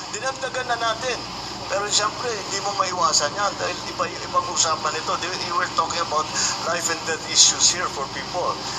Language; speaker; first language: Filipino; native; Filipino